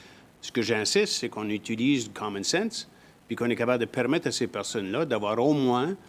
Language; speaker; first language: French; native; French